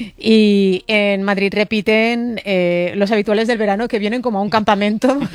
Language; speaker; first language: Spanish; native; Spanish